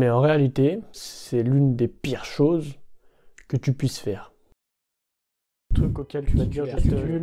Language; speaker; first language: French; native; French